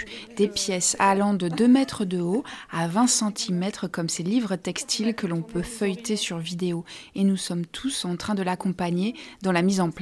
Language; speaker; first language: French; native; French